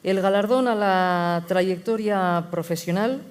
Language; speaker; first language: Spanish; native; Spanish